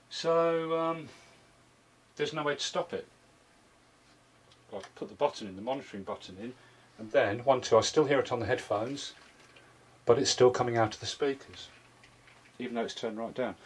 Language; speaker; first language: English; native; English